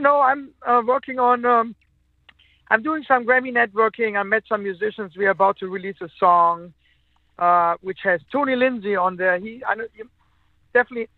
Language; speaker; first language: English; non-native, fluent; German